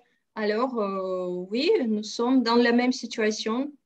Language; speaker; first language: French; non-native, fluent; Russian